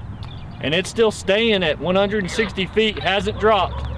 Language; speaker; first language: English; native; English